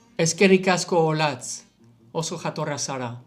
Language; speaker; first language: Basque; non-native, learner; English